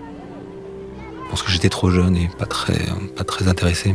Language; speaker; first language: French; native; French